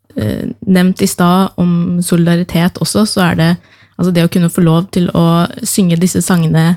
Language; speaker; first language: Norwegian; native; Norwegian